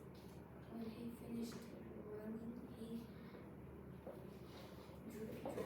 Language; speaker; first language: English; non-native, learner; Portuguese